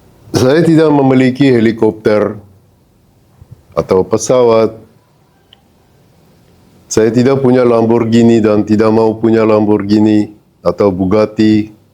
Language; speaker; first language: Indonesian; non-native, fluent; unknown